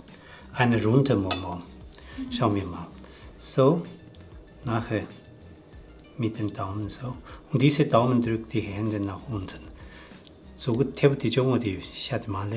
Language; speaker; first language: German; non-native, learner; Tibetan